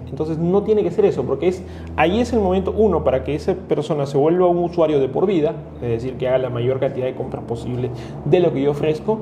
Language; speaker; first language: Spanish; native; Spanish